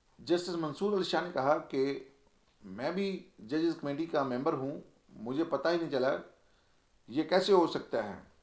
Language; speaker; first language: Urdu; non-native, local second language; Punjabi